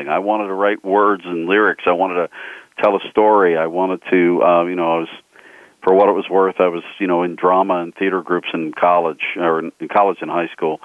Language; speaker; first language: English; native; English